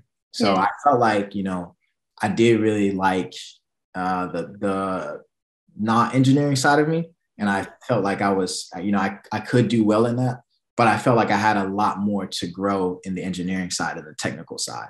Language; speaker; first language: English; native; English